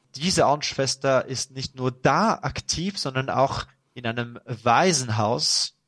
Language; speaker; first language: German; non-native, fluent; French